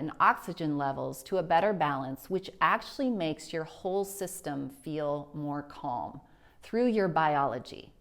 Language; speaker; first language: English; native; English